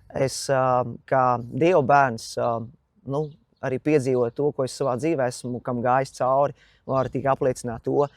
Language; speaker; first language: Latvian; native; Latvian